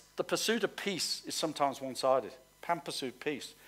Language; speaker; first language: English; native; English